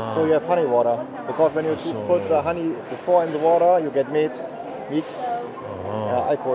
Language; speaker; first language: English; non-native, fluent; German